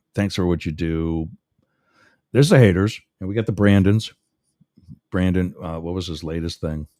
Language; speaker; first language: English; native; English